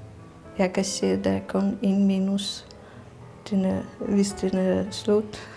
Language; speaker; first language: Danish; non-native, learner; Russian